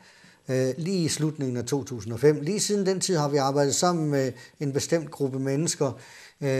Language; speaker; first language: Danish; native; Danish